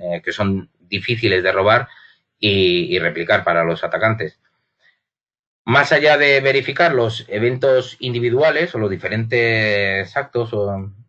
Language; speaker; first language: Spanish; native; Spanish